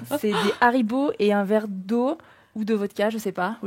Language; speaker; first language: French; native; French